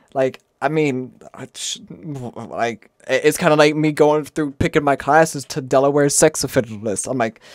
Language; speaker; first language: English; native; English